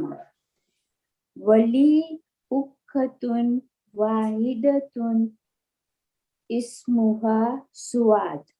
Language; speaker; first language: Arabic; non-native, learner; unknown